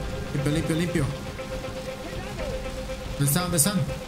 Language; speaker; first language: Spanish; native; Spanish